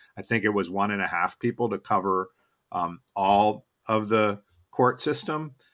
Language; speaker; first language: English; native; English